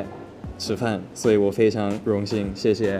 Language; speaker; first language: Chinese; non-native, fluent; English